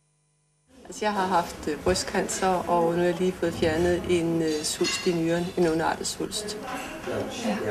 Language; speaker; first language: Danish; native; Danish